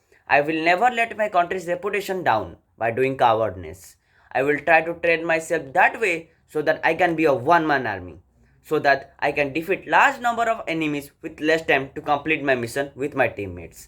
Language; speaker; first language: English; non-native, learner; Odia